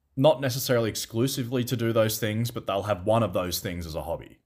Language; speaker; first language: English; native; English